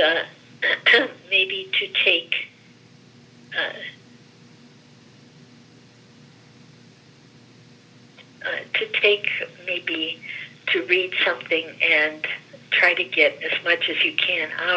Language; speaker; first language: English; early bilingual, other home language; Greek